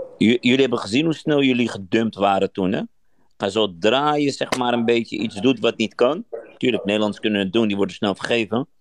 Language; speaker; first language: Dutch; early bilingual, other home language; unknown